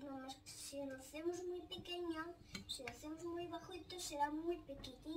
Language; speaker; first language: Spanish; early bilingual, other home language; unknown